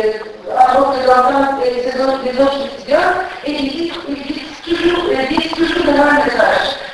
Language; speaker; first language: French; non-native, fluent; Turkish